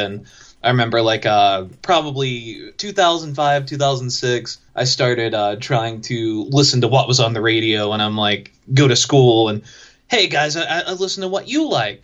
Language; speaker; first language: English; native; English